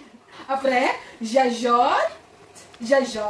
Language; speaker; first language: French; non-native, learner; Filipino